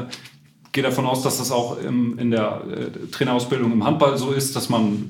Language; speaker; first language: German; native; German